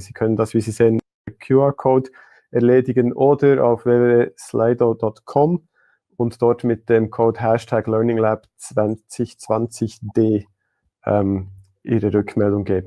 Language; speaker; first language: German; native; German